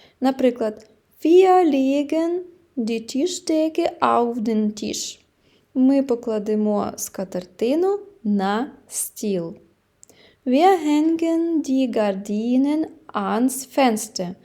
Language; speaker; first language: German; non-native, fluent; Ukrainian